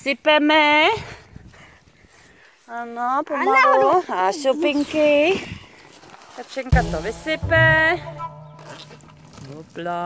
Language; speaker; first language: Czech; native; Czech